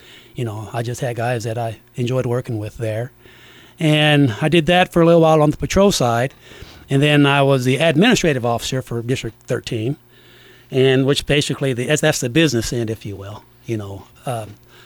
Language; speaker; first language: English; native; English